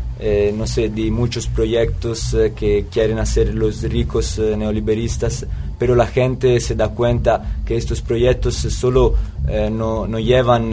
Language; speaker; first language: Spanish; non-native, fluent; Italian